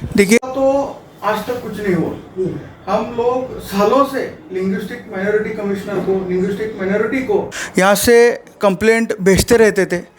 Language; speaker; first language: Hindi; non-native, local second language; Marathi